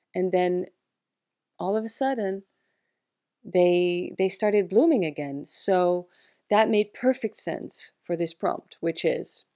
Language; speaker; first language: English; non-native, fluent; French